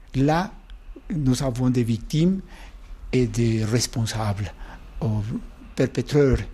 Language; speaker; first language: French; non-native, fluent; Spanish